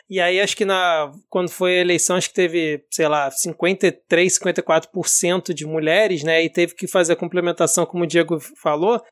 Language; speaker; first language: Portuguese; native; Portuguese